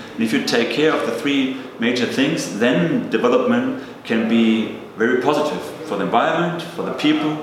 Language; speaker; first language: English; non-native, fluent; German